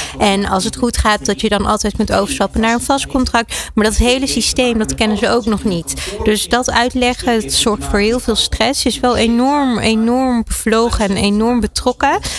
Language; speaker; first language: Dutch; early bilingual, other home language; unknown